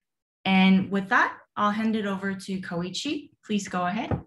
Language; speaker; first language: English; native; English